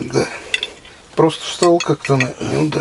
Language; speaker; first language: Russian; native; Russian